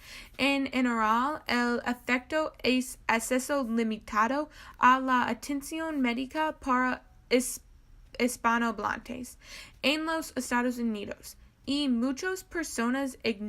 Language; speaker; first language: Spanish; non-native, learner; English